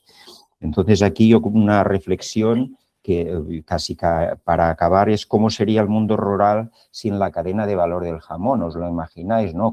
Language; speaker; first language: Spanish; native; Spanish